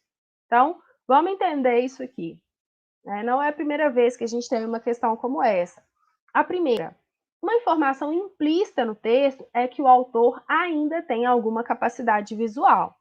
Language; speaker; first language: Portuguese; native; Portuguese